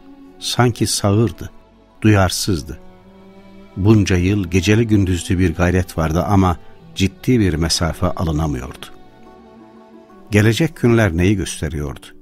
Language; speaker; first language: Turkish; native; Turkish